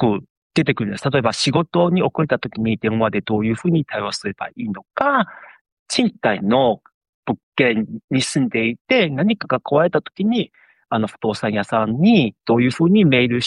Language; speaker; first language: Japanese; non-native, fluent; Chinese